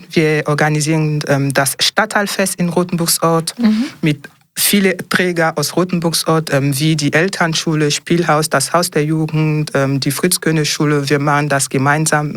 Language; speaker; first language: German; non-native, fluent; French